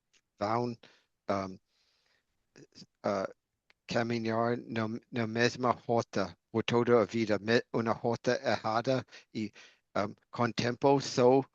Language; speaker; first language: Portuguese; non-native, learner; English